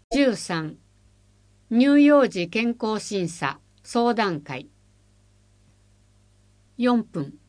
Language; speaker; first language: Japanese; native; Japanese